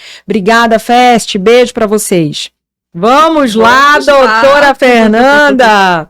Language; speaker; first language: Portuguese; native; Portuguese